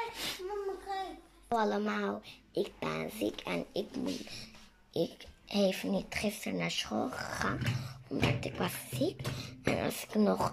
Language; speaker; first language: Dutch; early bilingual, other home language; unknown